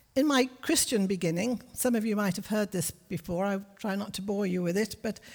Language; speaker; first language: English; native; English